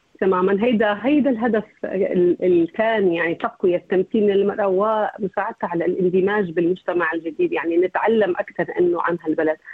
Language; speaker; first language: Arabic; native; Arabic